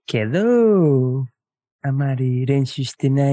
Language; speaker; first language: Japanese; non-native, learner; English